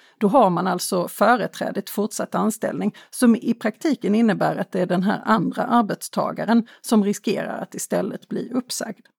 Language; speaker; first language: Swedish; native; Swedish